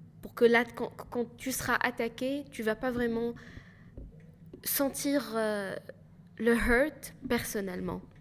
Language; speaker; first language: French; non-native, local second language; Arabic